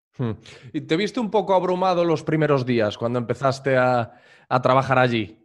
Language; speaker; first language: Spanish; native; Spanish